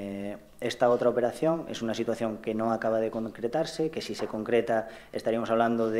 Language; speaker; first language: Spanish; native; Spanish